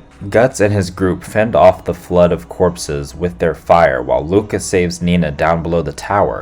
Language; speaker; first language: English; native; English